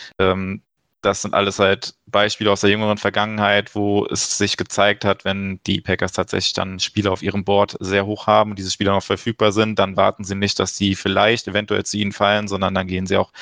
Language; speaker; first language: German; native; German